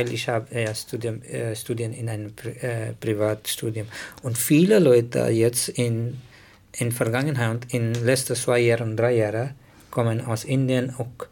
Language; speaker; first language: German; non-native, learner; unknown